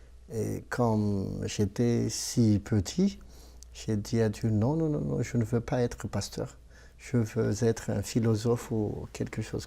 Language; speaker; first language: French; non-native, local second language; Malagasy